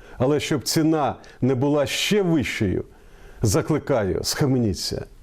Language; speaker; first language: Ukrainian; non-native, local second language; Russian